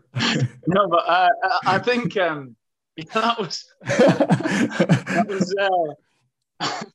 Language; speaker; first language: English; native; English